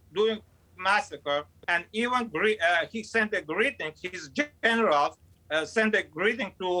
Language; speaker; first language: English; non-native, fluent; Azerbaijani